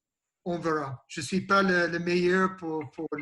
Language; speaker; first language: French; non-native, learner; English